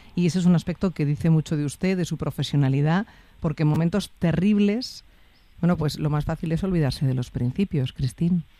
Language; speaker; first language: Spanish; native; Spanish